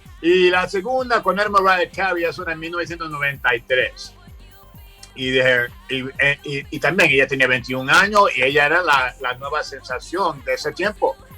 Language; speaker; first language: Spanish; early bilingual, heritage; Spanish